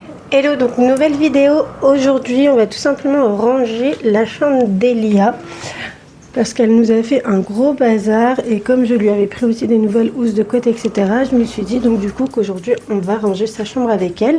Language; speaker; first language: French; native; French